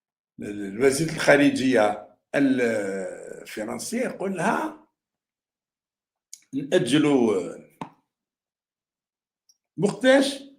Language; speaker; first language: Arabic; native; Arabic